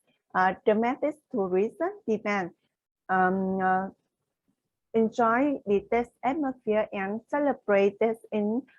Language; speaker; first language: English; non-native, learner; Vietnamese